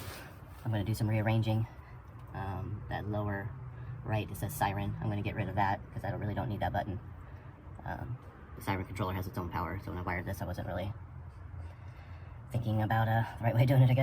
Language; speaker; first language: English; native; English